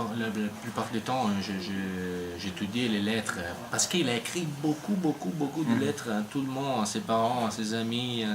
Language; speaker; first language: French; non-native, learner; Italian